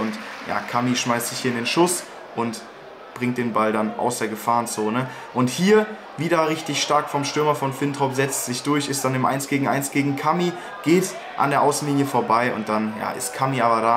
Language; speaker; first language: German; native; German